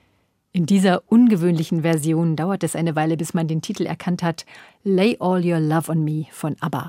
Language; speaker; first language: German; native; German